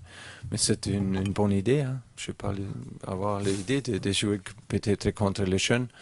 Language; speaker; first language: French; non-native, learner; German